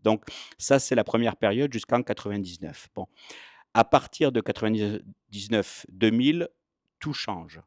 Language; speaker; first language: French; native; French